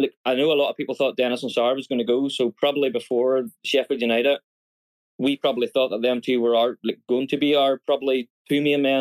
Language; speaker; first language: English; native; English